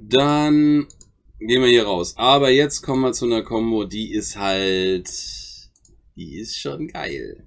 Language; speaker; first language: German; native; German